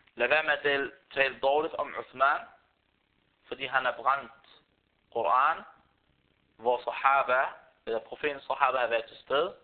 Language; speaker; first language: Danish; early bilingual, other home language; Arabic